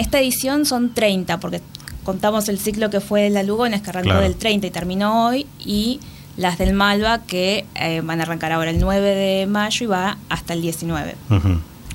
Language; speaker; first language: Spanish; native; Spanish